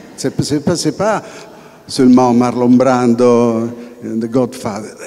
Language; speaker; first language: French; non-native, fluent; Italian